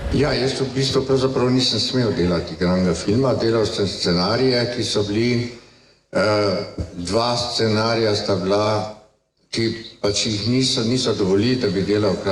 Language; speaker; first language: Slovenian; native; Slovenian